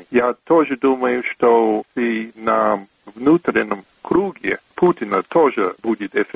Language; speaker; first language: Russian; non-native, fluent; English